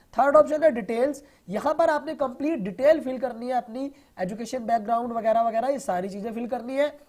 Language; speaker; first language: Hindi; non-native, local second language; Punjabi